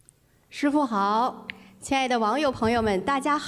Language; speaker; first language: Chinese; native; Chinese